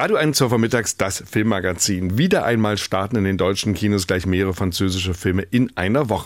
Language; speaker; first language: German; native; German